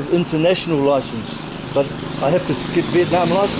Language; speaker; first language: English; native; English